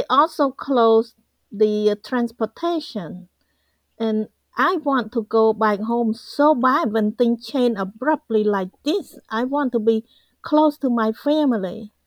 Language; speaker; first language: English; non-native, fluent; Khmer